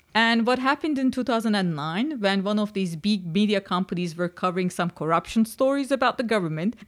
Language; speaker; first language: English; non-native, fluent; Turkish